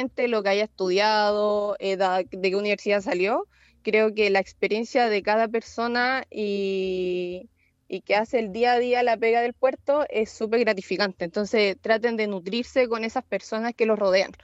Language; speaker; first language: Spanish; native; Spanish